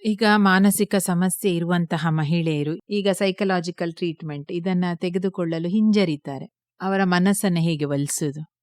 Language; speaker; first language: Kannada; native; Kannada